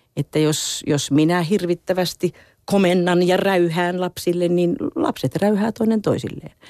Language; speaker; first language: Finnish; native; Finnish